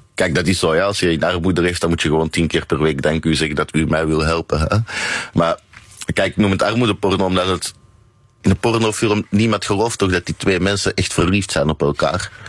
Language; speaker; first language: Dutch; native; Dutch